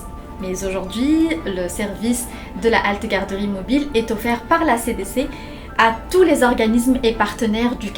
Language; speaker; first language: French; native; French